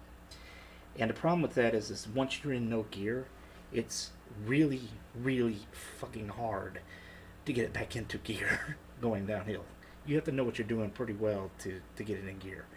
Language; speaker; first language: English; native; English